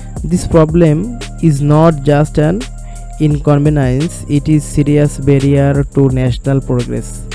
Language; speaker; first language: English; non-native, local second language; Bangla